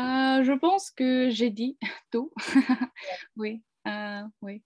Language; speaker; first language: French; non-native, learner; Ukrainian